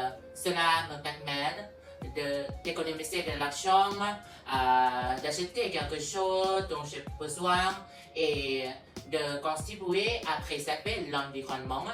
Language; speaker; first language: French; non-native, learner; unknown